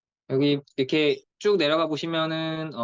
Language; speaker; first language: Korean; native; Korean